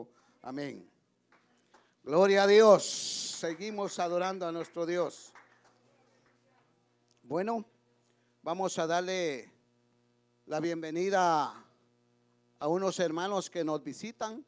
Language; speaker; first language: Spanish; native; Spanish